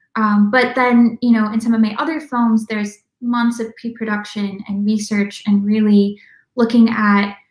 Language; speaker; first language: English; native; English